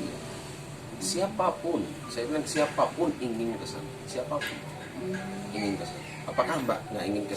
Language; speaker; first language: Indonesian; non-native, fluent; Arabic